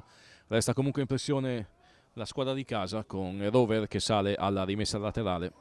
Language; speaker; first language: Italian; native; Italian